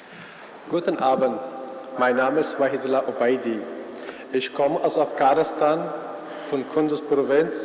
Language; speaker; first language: German; non-native, fluent; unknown